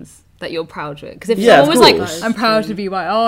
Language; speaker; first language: English; native; English